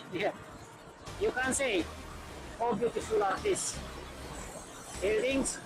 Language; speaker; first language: English; non-native, learner; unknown